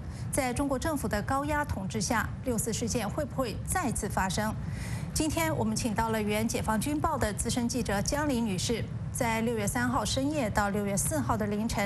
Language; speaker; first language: Chinese; native; Chinese